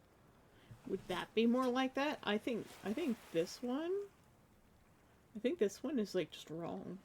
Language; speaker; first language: English; native; English